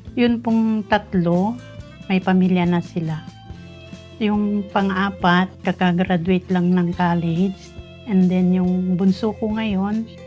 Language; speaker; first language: Filipino; non-native, local second language; Iloko